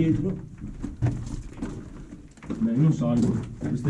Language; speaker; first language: Italian; native; Italian